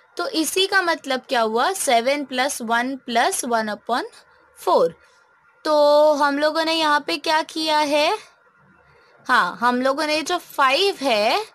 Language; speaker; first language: Hindi; non-native, local second language; Marathi